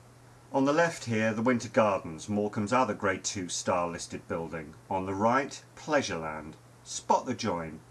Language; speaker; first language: English; native; English